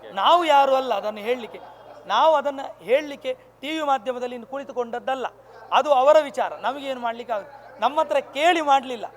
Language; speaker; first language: Kannada; non-native, local second language; Tulu